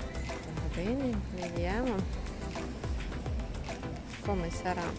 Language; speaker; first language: Italian; non-native, learner; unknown